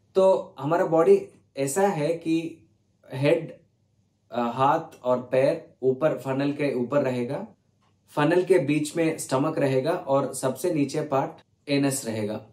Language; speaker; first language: Hindi; non-native, learner; Tamil